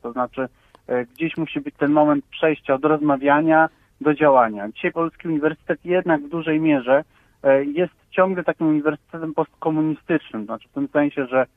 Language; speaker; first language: Polish; native; Polish